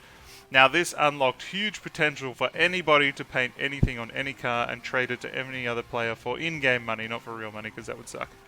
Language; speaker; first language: English; native; English